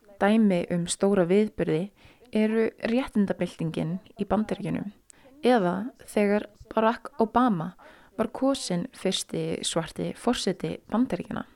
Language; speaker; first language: Icelandic; native; Icelandic